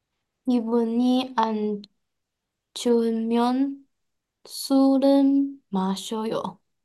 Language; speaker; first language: Korean; non-native, learner; Chinese